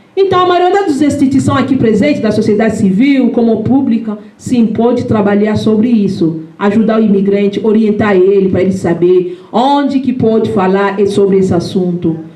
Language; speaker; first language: Portuguese; non-native, fluent; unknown